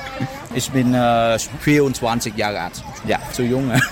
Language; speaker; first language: German; non-native, learner; Vietnamese